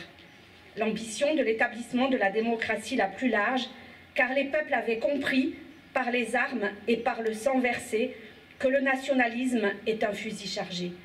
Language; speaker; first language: French; native; French